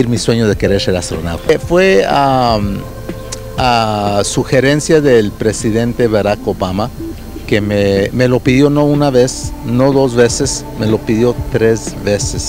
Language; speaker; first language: Spanish; early bilingual, heritage; Spanish